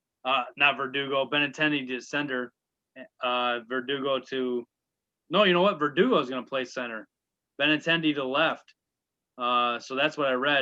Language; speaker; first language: English; native; English